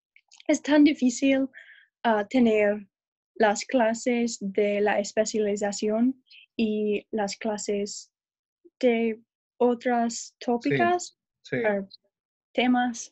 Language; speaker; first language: Spanish; non-native, learner; English